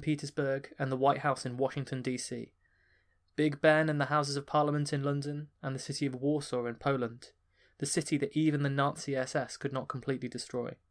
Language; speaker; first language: English; native; English